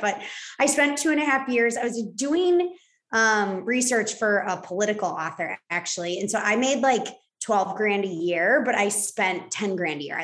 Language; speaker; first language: English; native; English